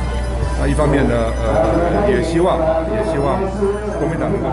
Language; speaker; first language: Chinese; native; Chinese